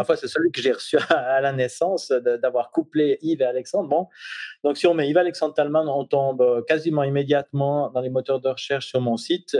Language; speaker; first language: French; native; French